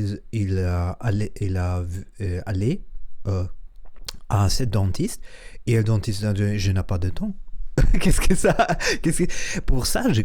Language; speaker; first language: French; non-native, learner; Spanish